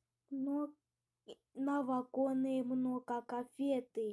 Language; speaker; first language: Russian; early bilingual, heritage; Russian